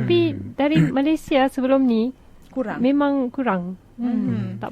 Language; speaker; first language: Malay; non-native, fluent; Japanese